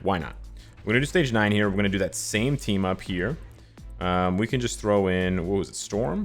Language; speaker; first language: English; native; English